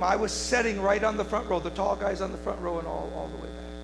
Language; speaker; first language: English; native; English